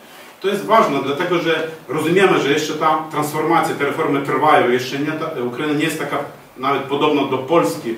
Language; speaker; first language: Polish; non-native, fluent; Ukrainian